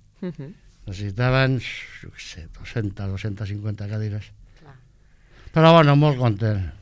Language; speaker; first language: Catalan; non-native, local second language; Spanish